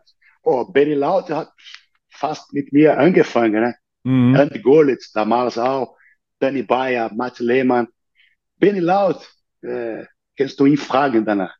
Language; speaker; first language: German; non-native, fluent; Portuguese